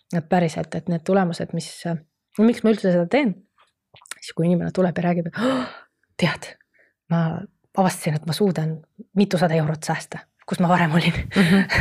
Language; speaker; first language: Estonian; non-native, local second language; Russian